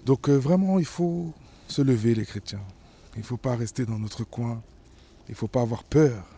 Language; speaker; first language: French; native; French